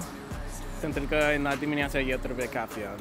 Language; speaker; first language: Romanian; non-native, learner; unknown